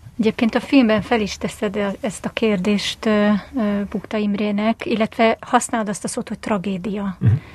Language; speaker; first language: Hungarian; native; Hungarian